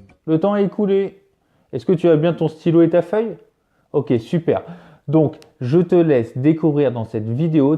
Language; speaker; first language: French; native; French